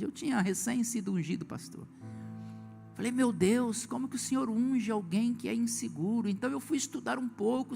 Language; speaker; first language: Portuguese; native; Portuguese